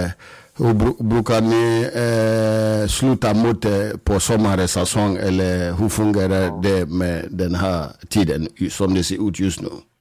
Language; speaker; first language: Swedish; non-native, fluent; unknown